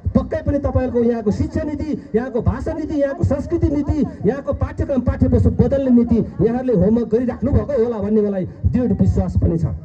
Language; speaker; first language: Nepali; non-native, local second language; Eastern Tamang